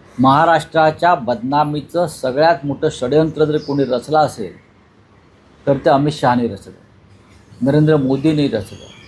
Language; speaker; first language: Marathi; native; Marathi